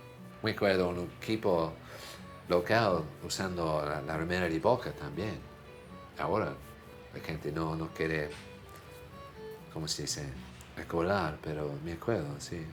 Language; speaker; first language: Spanish; non-native, fluent; English